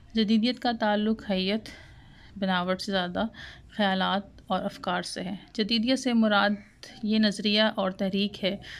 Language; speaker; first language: Urdu; non-native, local second language; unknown